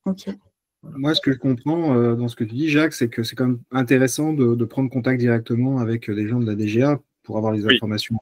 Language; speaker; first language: French; native; French